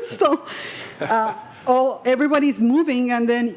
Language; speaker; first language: English; non-native, fluent; Spanish